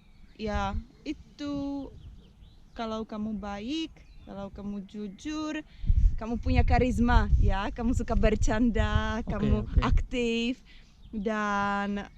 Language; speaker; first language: Indonesian; non-native, learner; Czech